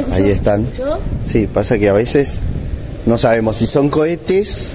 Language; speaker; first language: Spanish; native; Spanish